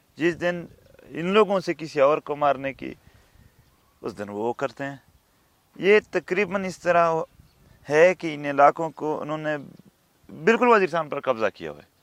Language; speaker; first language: Urdu; non-native, local second language; Pashto